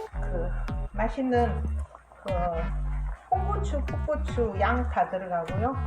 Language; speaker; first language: Korean; native; Korean